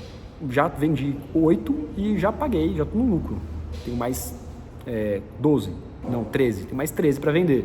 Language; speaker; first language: Portuguese; native; Portuguese